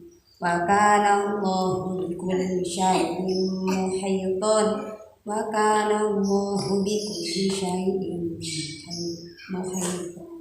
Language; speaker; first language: Arabic; non-native, learner; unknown